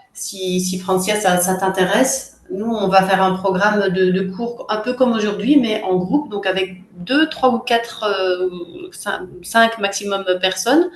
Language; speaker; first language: French; native; French